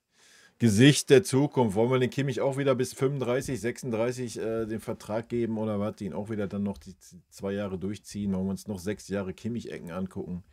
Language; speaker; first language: German; native; German